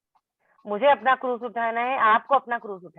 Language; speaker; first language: Hindi; native; Hindi